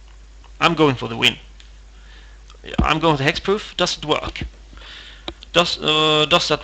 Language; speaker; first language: English; non-native, fluent; Swedish